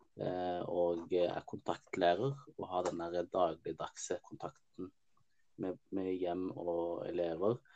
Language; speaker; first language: Norwegian; early bilingual, other home language; Somali